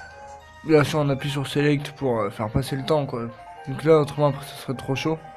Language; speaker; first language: French; native; French